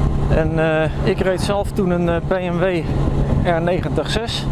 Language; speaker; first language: Dutch; native; Dutch